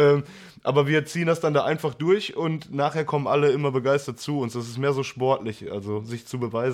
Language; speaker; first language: German; native; German